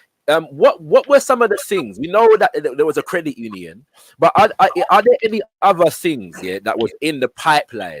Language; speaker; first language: English; native; English